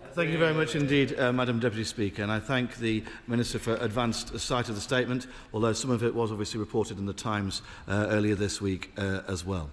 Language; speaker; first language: English; native; English